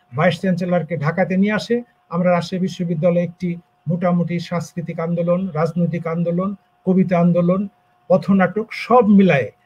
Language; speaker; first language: Bangla; native; Bangla